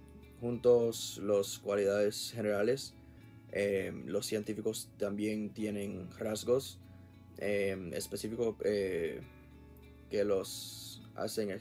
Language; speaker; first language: Spanish; non-native, learner; English